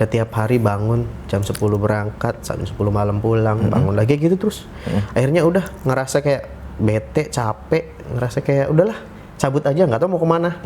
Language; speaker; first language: Indonesian; native; Indonesian